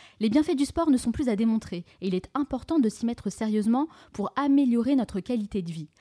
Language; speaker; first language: French; native; French